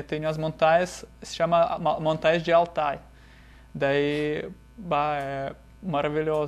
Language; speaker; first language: Portuguese; non-native, fluent; Russian